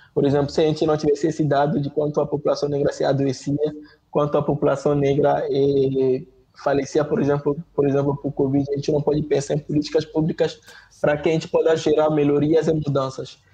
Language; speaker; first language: Portuguese; non-native, fluent; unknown